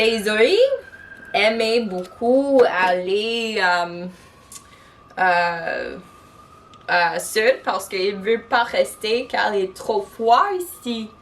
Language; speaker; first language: French; non-native, local second language; English